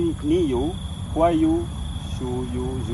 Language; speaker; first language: Chinese; non-native, learner; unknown